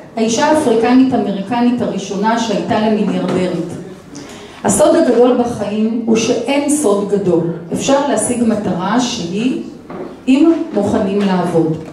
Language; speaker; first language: Hebrew; native; Hebrew